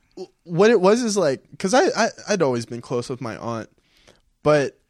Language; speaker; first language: English; early bilingual, other home language; Filipino